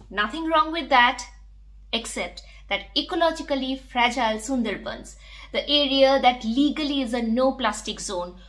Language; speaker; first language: English; non-native, local second language; Bangla